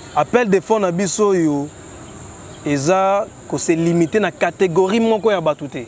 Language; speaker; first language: Lingala; native; Lingala